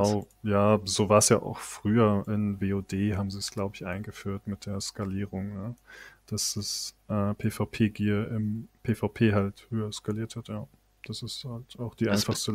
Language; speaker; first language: German; native; German